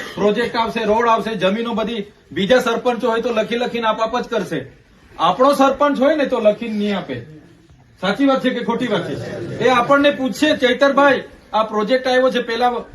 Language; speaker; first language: Gujarati; non-native, local second language; Vasavi